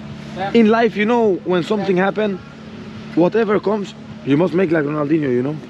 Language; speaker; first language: English; non-native, fluent; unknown